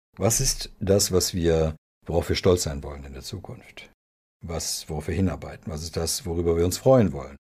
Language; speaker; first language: German; early bilingual, other home language; Serbian